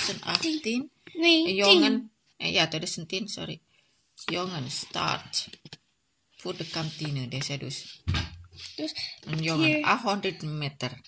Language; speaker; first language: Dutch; non-native, learner; Indonesian